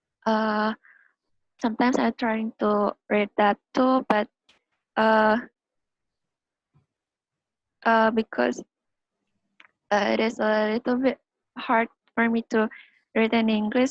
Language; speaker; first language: English; non-native, learner; Indonesian